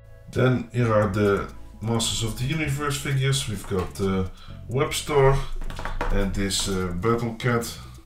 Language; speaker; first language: English; non-native, fluent; Dutch